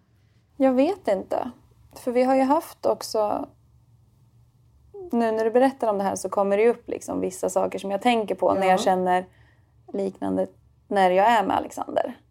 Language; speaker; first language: Swedish; native; Swedish